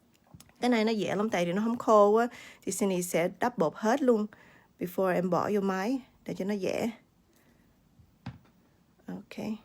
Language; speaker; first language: Vietnamese; early bilingual, heritage; Vietnamese